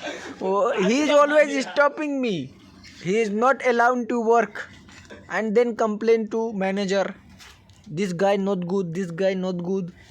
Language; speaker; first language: English; non-native, learner; Hindi